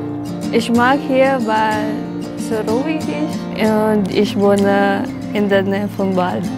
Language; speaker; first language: German; non-native, learner; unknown